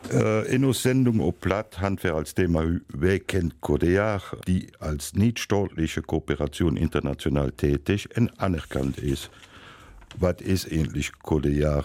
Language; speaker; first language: German; native; German